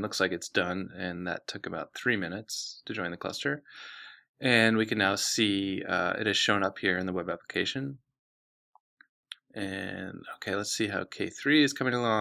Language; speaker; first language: English; native; English